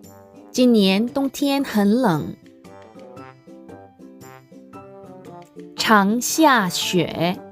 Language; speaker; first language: Chinese; non-native, fluent; Korean